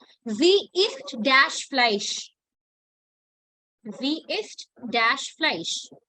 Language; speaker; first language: German; non-native, learner; Hindi